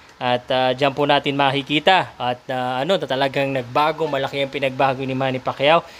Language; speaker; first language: Filipino; native; Filipino